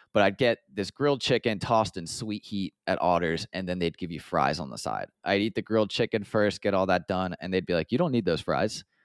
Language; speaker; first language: English; native; English